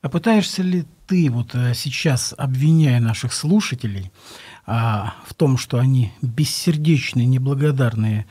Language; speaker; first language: Russian; native; Russian